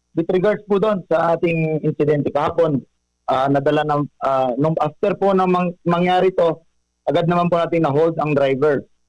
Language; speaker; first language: Filipino; native; Filipino